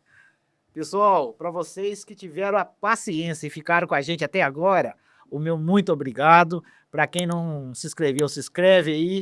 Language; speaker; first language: Portuguese; native; Portuguese